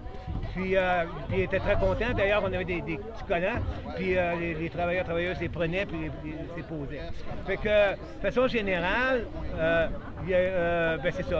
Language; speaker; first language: French; native; French